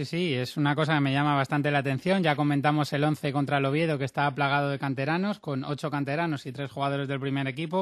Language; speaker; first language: Spanish; native; Spanish